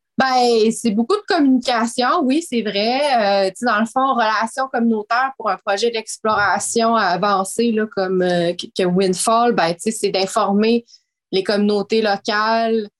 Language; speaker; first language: French; native; French